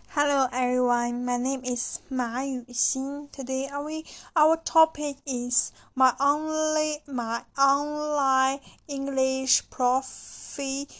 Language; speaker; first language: English; non-native, learner; Chinese